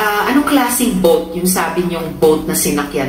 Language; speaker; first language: Filipino; native; Filipino